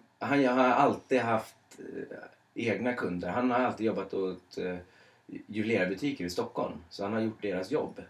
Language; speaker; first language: Swedish; native; Swedish